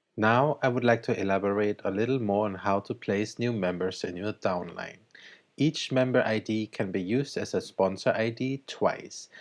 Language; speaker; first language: English; early bilingual, other home language; Thai